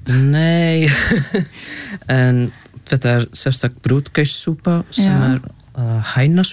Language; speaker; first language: Icelandic; non-native, learner; Czech